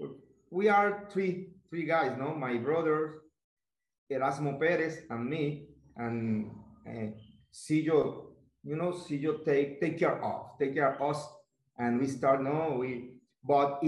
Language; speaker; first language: English; non-native, learner; Spanish